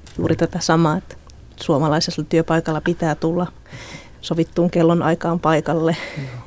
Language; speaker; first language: Finnish; native; Finnish